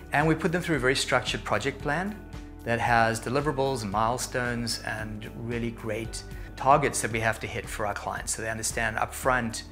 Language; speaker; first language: English; native; English